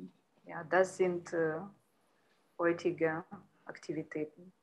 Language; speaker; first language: German; non-native, fluent; Ukrainian